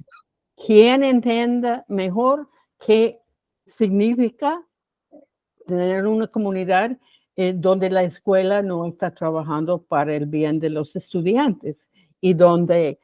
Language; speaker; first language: Spanish; non-native, fluent; English